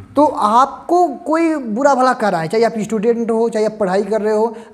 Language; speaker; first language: Hindi; native; Hindi